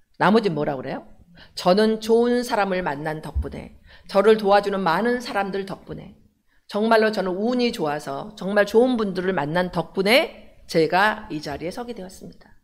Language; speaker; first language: Korean; native; Korean